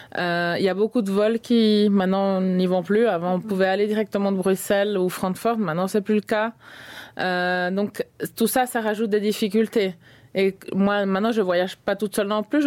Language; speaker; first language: French; early bilingual, other home language; Spanish